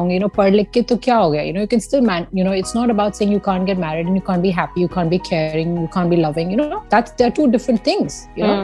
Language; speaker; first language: English; non-native, local second language; Hindi